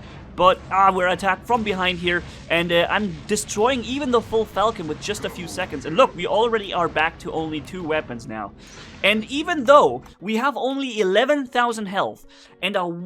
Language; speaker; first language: English; non-native, fluent; German